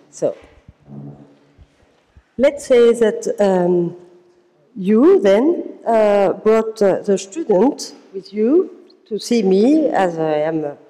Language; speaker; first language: English; non-native, fluent; French